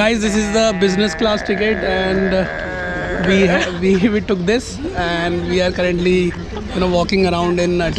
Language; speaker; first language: English; non-native, local second language; Hindi